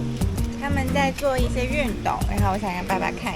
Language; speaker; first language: Chinese; early bilingual, heritage; Chinese